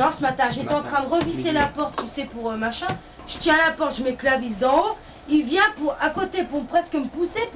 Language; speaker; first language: French; native; French